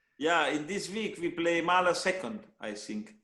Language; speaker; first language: English; non-native, learner; Hungarian